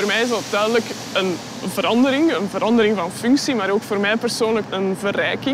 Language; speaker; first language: Dutch; native; Dutch